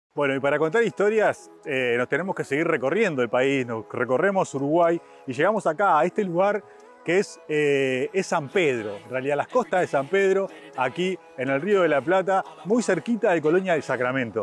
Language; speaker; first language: Spanish; native; Spanish